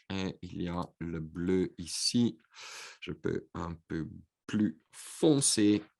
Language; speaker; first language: French; non-native, local second language; Dutch